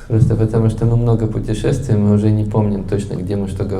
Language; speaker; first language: Russian; native; Russian